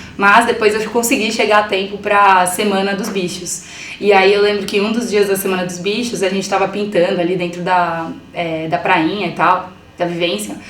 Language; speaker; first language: Portuguese; early bilingual, other home language; Spanish